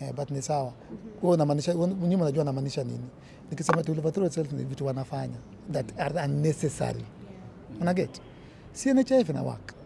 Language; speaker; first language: Swahili; native; Swahili